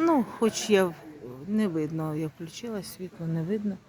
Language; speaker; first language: Ukrainian; native; Ukrainian